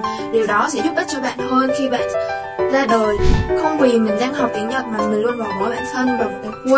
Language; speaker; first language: Vietnamese; native; Vietnamese